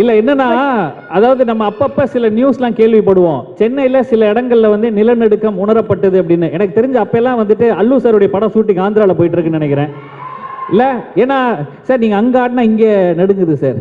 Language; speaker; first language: Tamil; native; Tamil